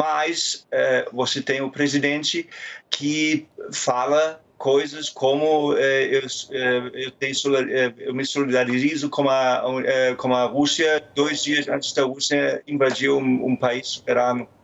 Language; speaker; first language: Portuguese; non-native, fluent; German